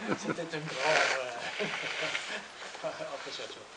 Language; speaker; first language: French; non-native, learner; Norwegian